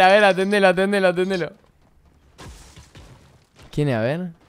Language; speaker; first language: Spanish; native; Spanish